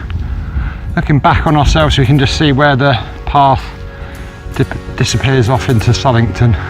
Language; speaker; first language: English; native; English